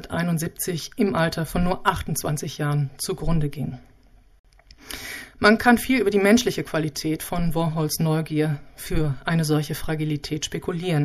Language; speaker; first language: German; native; German